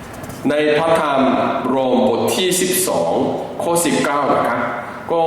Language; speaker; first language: Thai; non-native, fluent; Korean